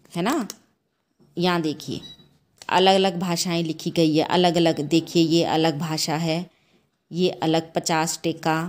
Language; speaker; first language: Hindi; native; Hindi